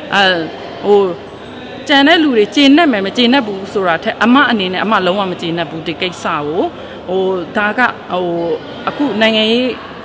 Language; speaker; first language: Burmese; non-native, local second language; Shwe Palaung